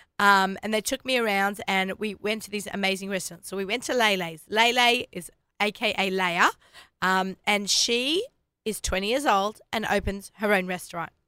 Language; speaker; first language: English; native; English